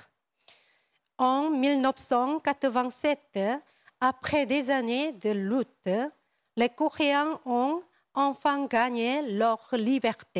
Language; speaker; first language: French; non-native, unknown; Korean